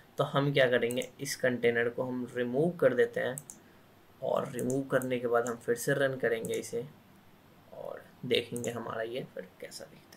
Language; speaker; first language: Hindi; native; Hindi